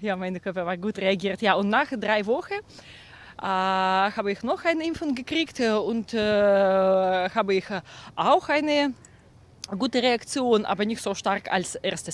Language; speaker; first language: German; non-native, learner; Russian